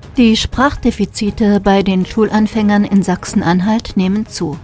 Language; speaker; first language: German; native; German